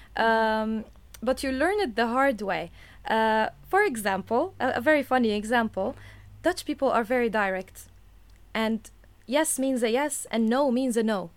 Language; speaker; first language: English; non-native, fluent; Arabic